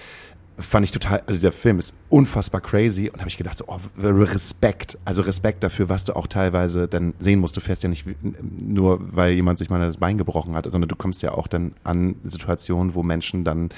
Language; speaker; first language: German; native; German